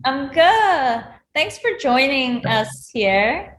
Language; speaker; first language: English; non-native, fluent; Korean